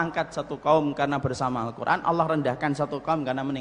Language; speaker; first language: Indonesian; native; Indonesian